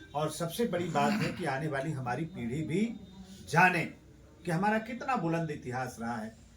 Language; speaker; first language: Hindi; native; Hindi